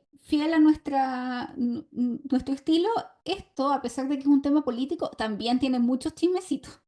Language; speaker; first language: Spanish; native; Spanish